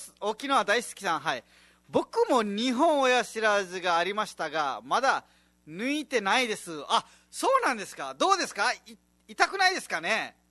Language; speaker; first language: Japanese; non-native, fluent; Nepali